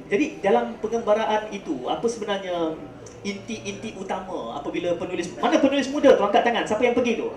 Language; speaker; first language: Malay; native; Malay